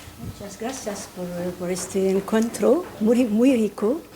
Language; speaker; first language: Spanish; non-native, fluent; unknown